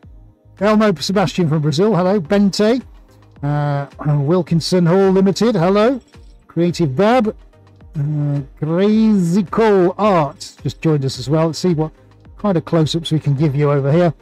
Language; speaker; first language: English; native; English